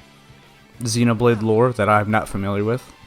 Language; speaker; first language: English; native; English